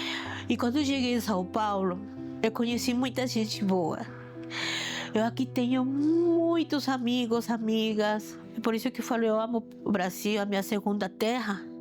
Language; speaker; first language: Portuguese; non-native, fluent; Spanish